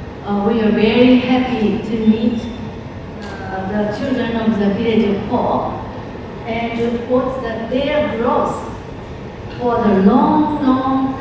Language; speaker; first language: English; non-native, learner; Japanese